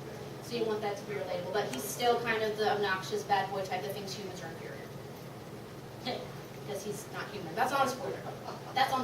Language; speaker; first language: English; native; English